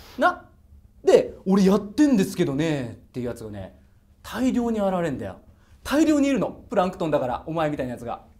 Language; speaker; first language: Japanese; native; Japanese